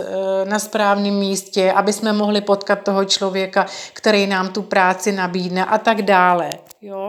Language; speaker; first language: Czech; native; Czech